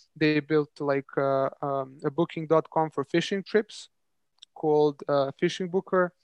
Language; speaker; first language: English; non-native, fluent; Serbian